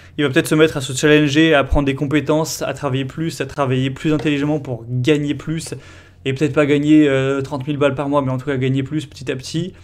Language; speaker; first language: French; native; French